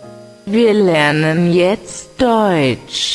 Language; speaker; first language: German; non-native, learner; Vietnamese